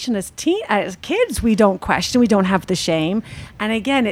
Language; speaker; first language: English; native; English